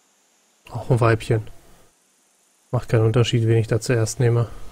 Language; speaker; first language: German; native; German